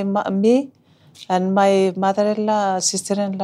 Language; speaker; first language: English; non-native, learner; Hazaragi